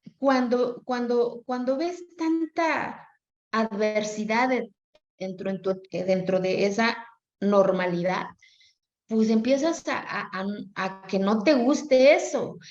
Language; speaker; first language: Spanish; non-native, local second language; Zapotec